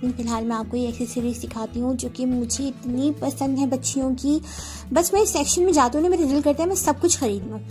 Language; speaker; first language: Urdu; native; Urdu